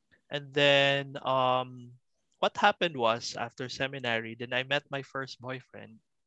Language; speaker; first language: English; non-native, local second language; Cebuano